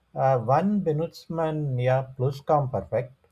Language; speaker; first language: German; non-native, fluent; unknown